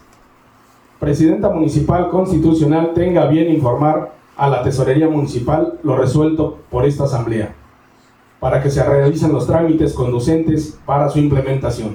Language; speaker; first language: Spanish; native; Spanish